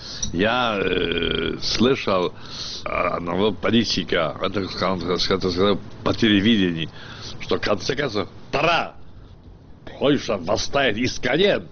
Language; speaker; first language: Russian; non-native, fluent; Polish